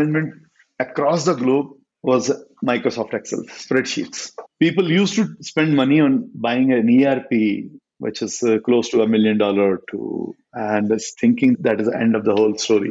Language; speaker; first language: English; non-native, local second language; Hindi